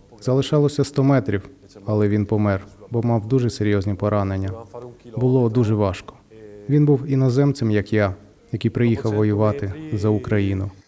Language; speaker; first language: Ukrainian; non-native, learner; Italian